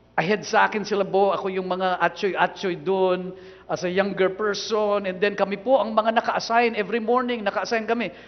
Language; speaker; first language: Filipino; non-native, local second language; Cebuano